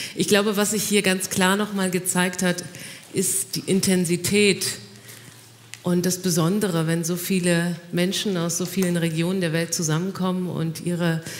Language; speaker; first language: German; native; German